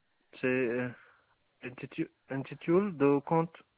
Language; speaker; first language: French; non-native, learner; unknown